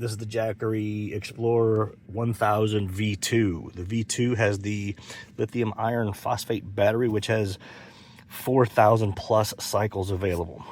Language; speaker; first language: English; native; English